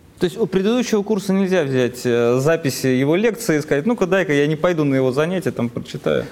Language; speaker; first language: Russian; native; Russian